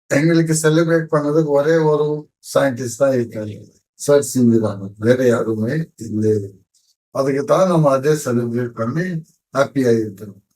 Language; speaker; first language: Tamil; non-native, fluent; Konkani